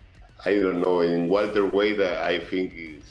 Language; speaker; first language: English; non-native, learner; Spanish